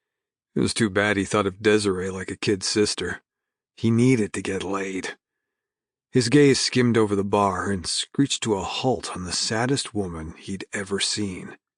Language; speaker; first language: English; native; English